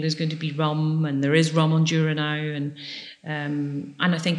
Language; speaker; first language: English; native; English